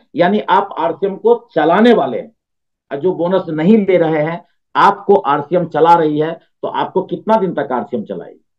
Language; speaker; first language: Hindi; native; Hindi